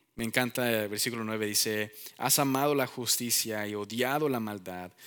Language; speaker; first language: Spanish; early bilingual, heritage; Spanish